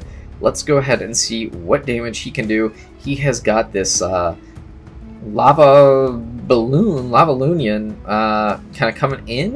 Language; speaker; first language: English; native; English